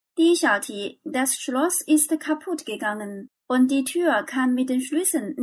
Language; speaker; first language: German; non-native, fluent; Chinese